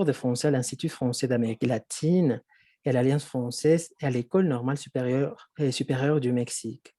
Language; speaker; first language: French; non-native, fluent; Spanish